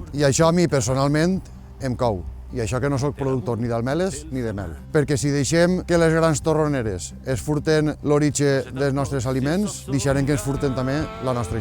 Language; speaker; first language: Catalan; native; Catalan